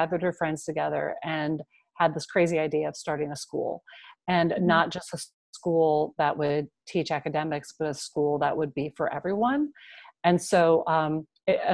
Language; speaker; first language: English; native; English